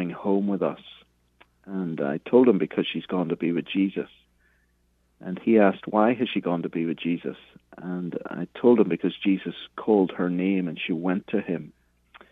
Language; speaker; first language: English; native; English